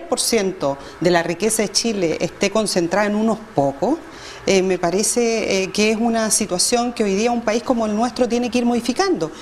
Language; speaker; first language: Spanish; native; Spanish